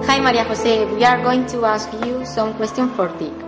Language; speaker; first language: English; non-native, learner; Spanish